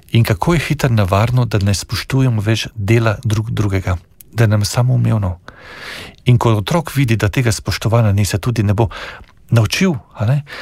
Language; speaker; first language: Slovenian; native; Slovenian